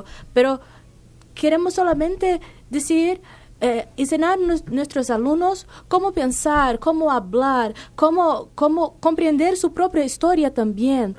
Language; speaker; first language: Spanish; non-native, fluent; Portuguese